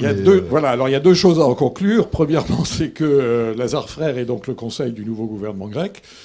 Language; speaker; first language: French; native; French